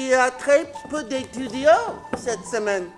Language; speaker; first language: French; non-native, fluent; English